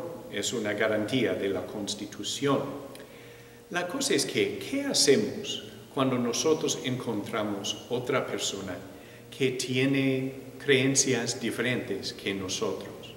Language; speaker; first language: Spanish; non-native, fluent; English